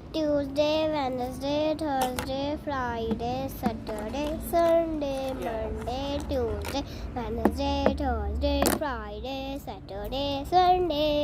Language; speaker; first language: Hindi; native; Hindi